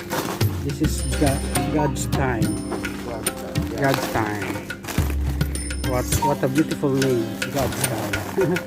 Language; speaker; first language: English; non-native, local second language; Filipino